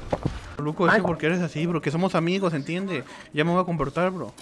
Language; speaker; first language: Spanish; native; Spanish